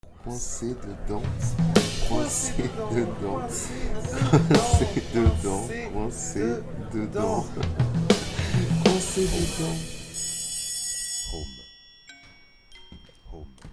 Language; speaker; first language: French; native; French